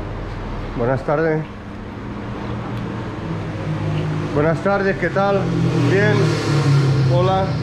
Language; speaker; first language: Spanish; non-native, learner; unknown